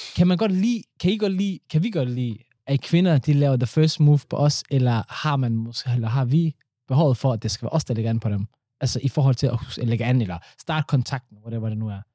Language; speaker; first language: Danish; early bilingual, other home language; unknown